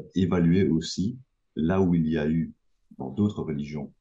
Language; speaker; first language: French; native; French